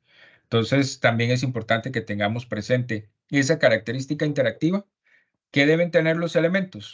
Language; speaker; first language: Spanish; native; Spanish